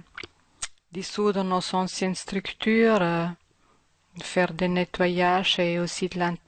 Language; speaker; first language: French; non-native, fluent; German